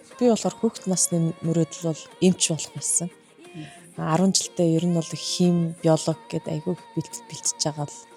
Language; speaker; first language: Mongolian; non-native, local second language; Kazakh